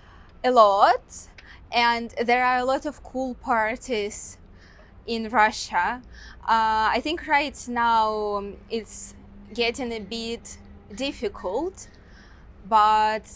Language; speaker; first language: English; non-native, fluent; Russian